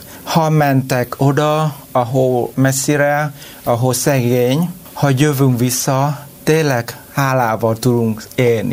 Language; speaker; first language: Hungarian; non-native, learner; Vietnamese